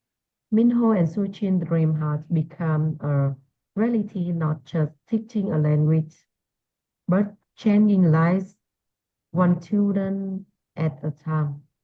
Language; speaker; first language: English; non-native, learner; Vietnamese